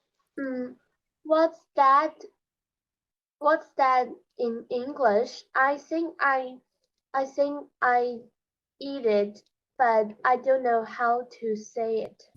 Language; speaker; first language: English; non-native, learner; Chinese